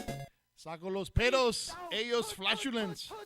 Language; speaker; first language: Spanish; non-native, learner; English